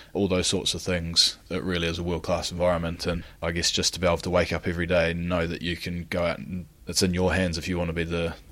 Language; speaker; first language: English; native; English